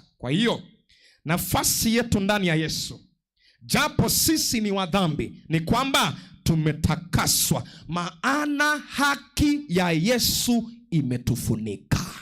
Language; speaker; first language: Swahili; non-native, local second language; Luo (Kenya and Tanzania)